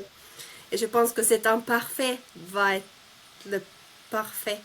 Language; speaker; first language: French; non-native, fluent; Finnish